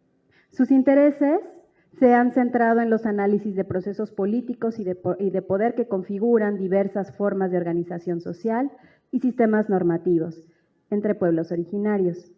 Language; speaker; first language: Spanish; native; Spanish